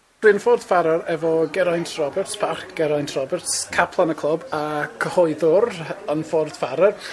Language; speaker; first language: Welsh; native; Welsh